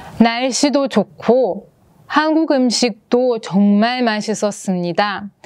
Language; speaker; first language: Korean; non-native, fluent; Russian